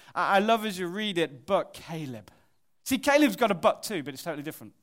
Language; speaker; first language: English; native; English